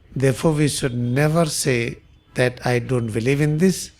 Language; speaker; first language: English; non-native, local second language; Hindi